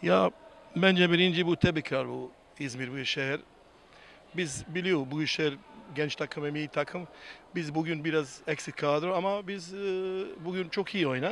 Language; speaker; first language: Turkish; non-native, learner; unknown